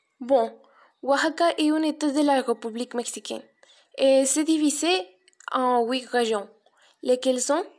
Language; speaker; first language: French; non-native, learner; Spanish